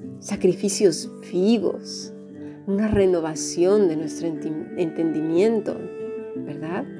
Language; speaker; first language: Spanish; native; Spanish